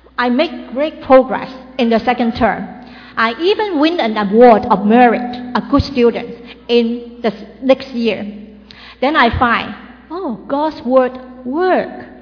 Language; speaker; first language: English; non-native, local second language; Chinese